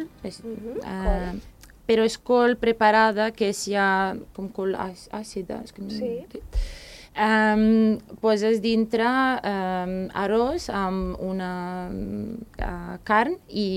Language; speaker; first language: Catalan; non-native, fluent; Serbian